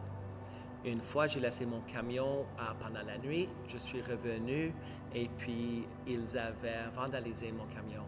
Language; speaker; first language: French; native; French